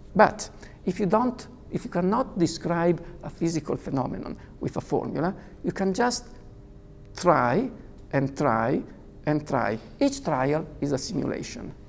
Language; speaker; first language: English; non-native, fluent; Italian